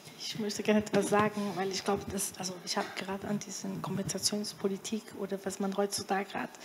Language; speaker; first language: German; non-native, fluent; Portuguese